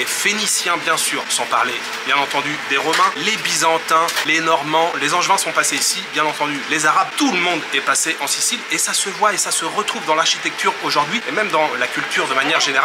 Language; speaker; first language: French; native; French